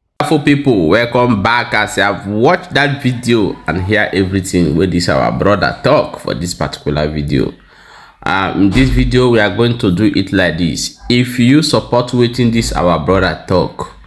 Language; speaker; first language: Nigerian Pidgin; non-native, local second language; Igbo